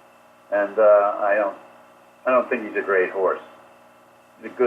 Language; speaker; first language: English; native; English